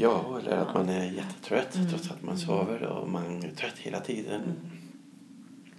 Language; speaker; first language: Swedish; non-native, fluent; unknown